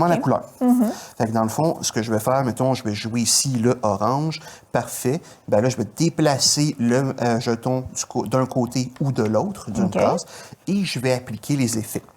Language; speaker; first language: French; native; French